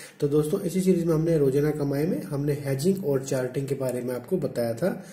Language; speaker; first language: Hindi; native; Hindi